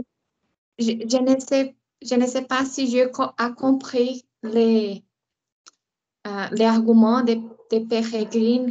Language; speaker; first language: French; non-native, learner; Portuguese